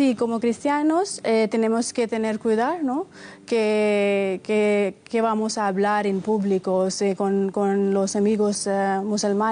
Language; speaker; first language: Spanish; non-native, fluent; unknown